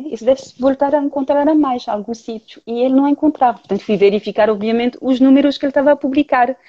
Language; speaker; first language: Portuguese; non-native, fluent; French